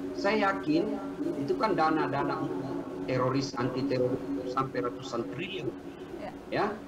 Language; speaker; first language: Indonesian; non-native, local second language; Buginese